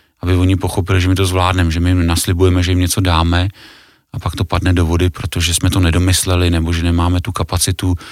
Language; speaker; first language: Czech; native; Czech